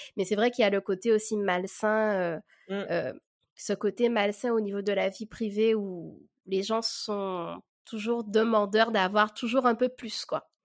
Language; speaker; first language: French; native; French